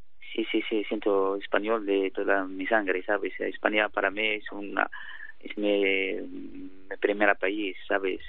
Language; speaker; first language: Spanish; non-native, fluent; Arabic